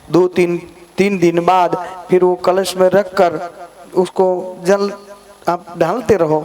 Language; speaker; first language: Hindi; non-native, local second language; Gujarati